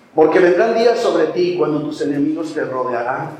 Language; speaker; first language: Spanish; native; Spanish